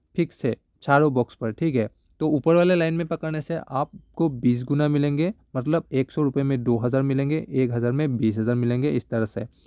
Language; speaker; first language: Hindi; non-native, local second language; Bangla